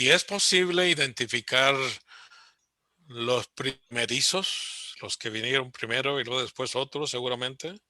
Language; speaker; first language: Spanish; early bilingual, heritage; Spanish